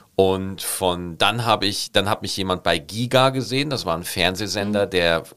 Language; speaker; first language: German; native; German